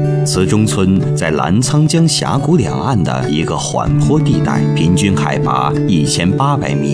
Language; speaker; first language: Chinese; native; Chinese